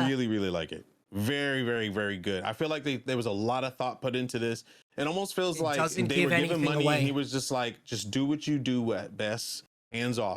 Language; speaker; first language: English; native; English